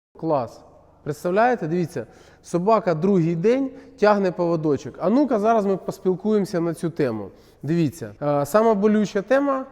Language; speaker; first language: Ukrainian; non-native, local second language; Russian